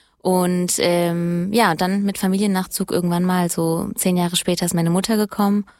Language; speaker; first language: German; early bilingual, other home language; Italian